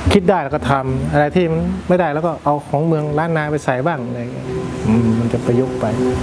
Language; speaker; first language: Thai; native; Thai